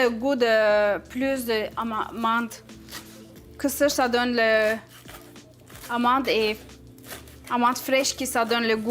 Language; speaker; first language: French; non-native, learner; Turkish